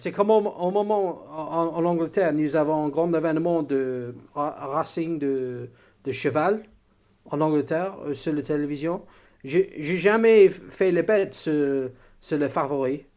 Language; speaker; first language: French; non-native, learner; English